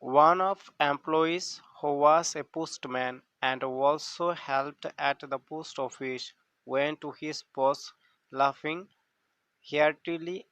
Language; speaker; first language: English; non-native, local second language; Assamese